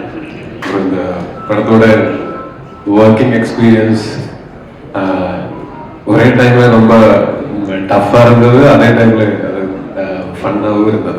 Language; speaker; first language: Tamil; non-native, fluent; Malayalam